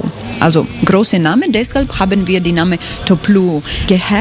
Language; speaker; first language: German; non-native, learner; Greek